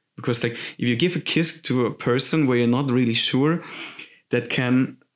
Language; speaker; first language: English; non-native, fluent; German